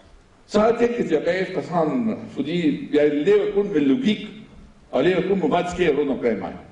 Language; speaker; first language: Danish; non-native, fluent; Arabic